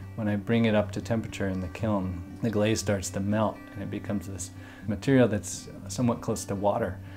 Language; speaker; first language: English; native; English